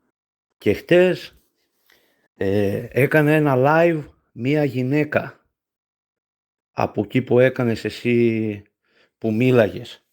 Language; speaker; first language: Greek; non-native, fluent; Bulgarian